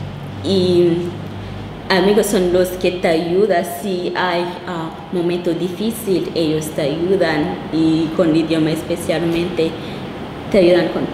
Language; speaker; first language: Spanish; non-native, local second language; Kinyarwanda